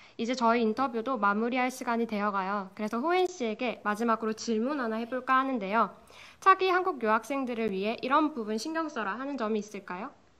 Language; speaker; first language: Korean; native; Korean